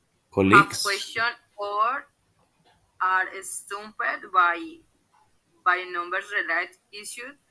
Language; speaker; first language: English; non-native, learner; Spanish